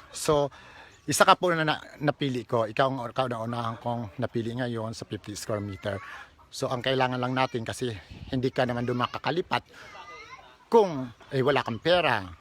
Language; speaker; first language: Filipino; non-native, local second language; Bikol